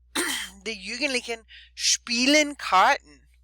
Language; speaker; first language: German; non-native, fluent; English